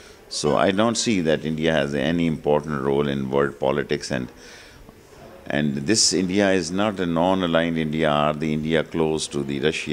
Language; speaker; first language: English; non-native, local second language; Punjabi